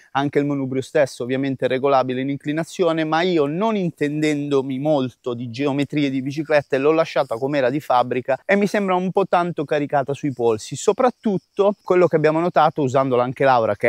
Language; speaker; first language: Italian; native; Italian